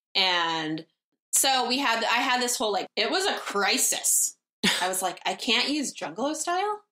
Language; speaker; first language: English; native; English